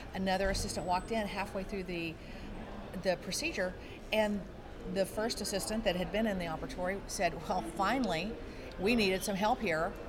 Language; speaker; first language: English; native; English